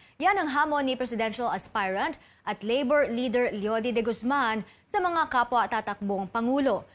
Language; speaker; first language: Filipino; native; Filipino